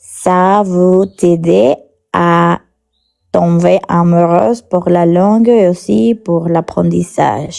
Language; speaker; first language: French; non-native, learner; Spanish